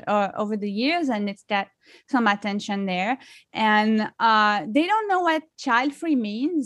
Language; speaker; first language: English; non-native, fluent; French